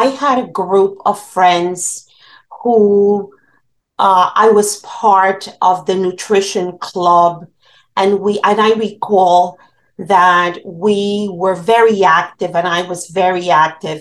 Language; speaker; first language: English; non-native, fluent; Spanish